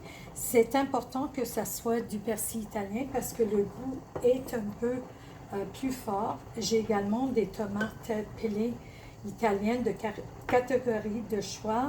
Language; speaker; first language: French; early bilingual, other home language; Italian